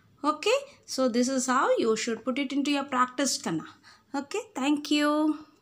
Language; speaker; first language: English; non-native, local second language; Tamil